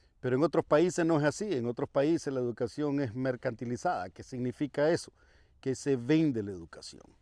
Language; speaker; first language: Spanish; native; Spanish